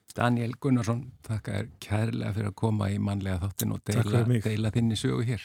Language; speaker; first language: Icelandic; native; Icelandic